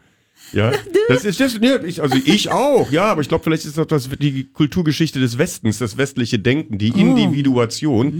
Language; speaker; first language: German; native; German